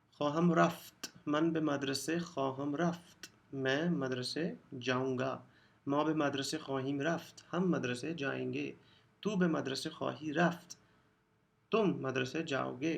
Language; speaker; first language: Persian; non-native, fluent; Urdu